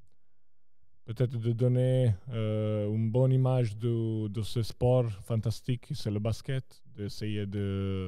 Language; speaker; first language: French; non-native, local second language; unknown